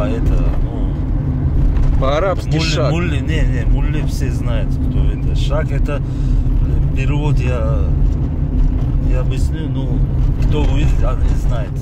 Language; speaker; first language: Russian; non-native, learner; Uzbek